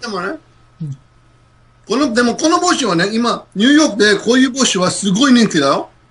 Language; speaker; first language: Japanese; non-native, fluent; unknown